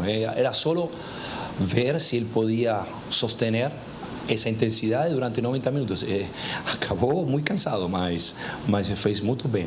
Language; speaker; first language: Portuguese; non-native, fluent; Spanish